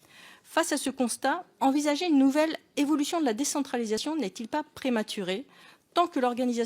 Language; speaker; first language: French; native; French